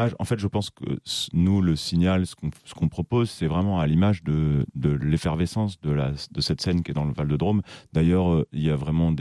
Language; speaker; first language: French; native; French